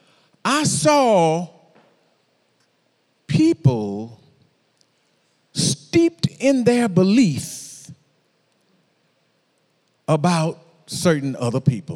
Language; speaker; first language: English; native; English